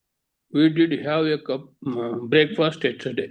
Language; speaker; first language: English; non-native, learner; Telugu